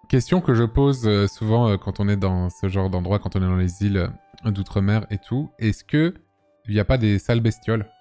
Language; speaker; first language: French; native; French